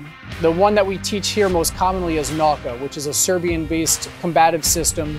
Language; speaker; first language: English; native; English